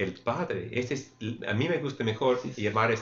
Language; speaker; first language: Spanish; non-native, fluent; English